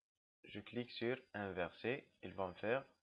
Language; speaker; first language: French; non-native, local second language; Arabic